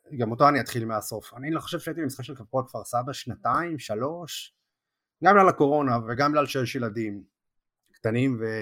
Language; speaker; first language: Hebrew; native; Hebrew